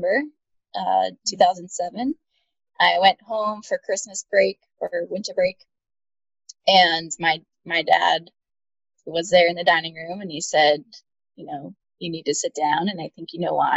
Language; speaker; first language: English; native; English